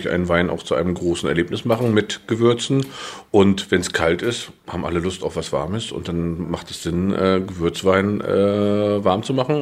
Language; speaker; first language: German; native; German